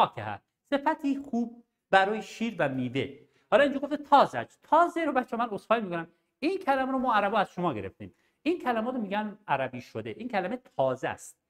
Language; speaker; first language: Persian; non-native, local second language; Arabic